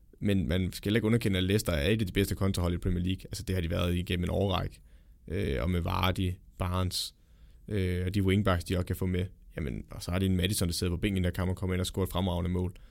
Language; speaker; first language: Danish; native; Danish